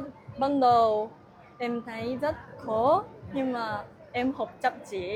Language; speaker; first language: Vietnamese; non-native, learner; Japanese